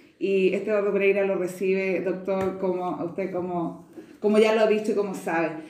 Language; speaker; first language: Spanish; native; Spanish